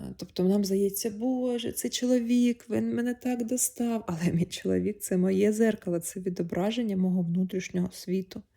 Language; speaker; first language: Ukrainian; non-native, local second language; Russian